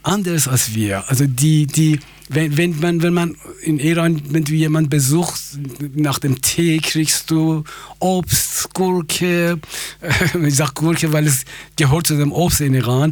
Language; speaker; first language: German; non-native, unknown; Persian